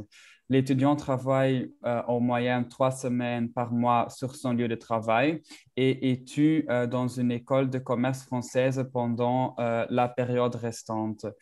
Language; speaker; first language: French; non-native, local second language; Dutch